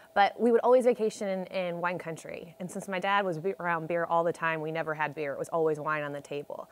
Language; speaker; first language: English; native; English